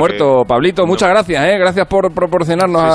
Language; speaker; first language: Spanish; native; Spanish